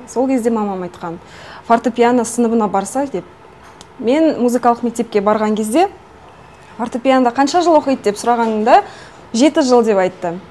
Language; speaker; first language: Kazakh; non-native, local second language; Russian